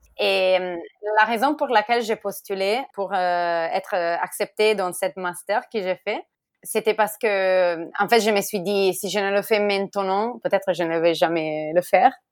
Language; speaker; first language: French; non-native, fluent; Italian